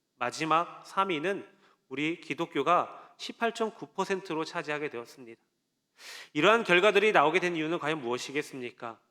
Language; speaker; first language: Korean; native; Korean